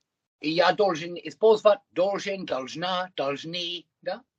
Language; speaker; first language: Russian; non-native, learner; English